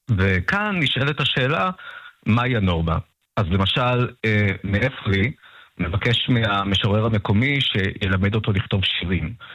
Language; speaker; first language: Hebrew; early bilingual, other home language; Russian